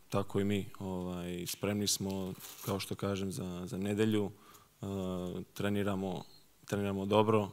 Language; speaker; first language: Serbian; early bilingual, heritage; Serbian